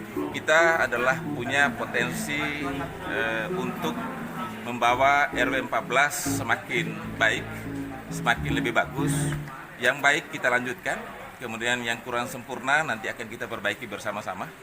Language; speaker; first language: Indonesian; native; Indonesian